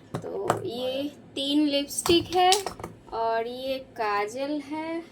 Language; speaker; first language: Hindi; non-native, local second language; Bangla